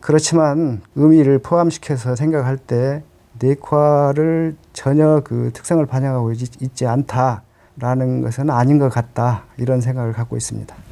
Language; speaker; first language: Korean; native; Korean